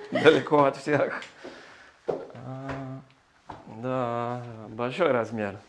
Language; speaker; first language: Russian; non-native, fluent; English